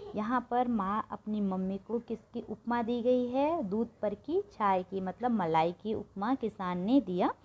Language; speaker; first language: Hindi; non-native, local second language; Marathi